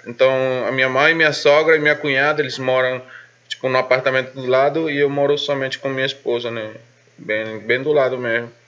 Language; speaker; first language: Portuguese; non-native, fluent; Spanish